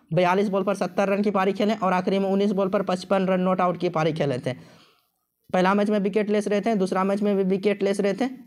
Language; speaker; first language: Hindi; native; Hindi